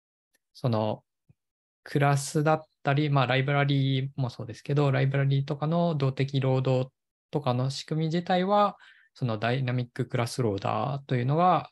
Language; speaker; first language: Japanese; native; Japanese